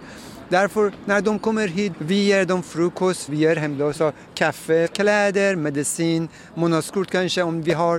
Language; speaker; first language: Swedish; non-native, fluent; Persian